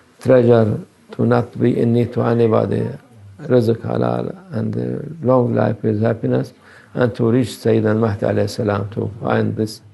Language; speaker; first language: English; non-native, learner; Turkish